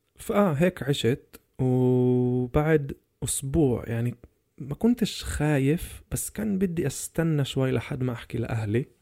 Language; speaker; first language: Arabic; non-native, fluent; Hebrew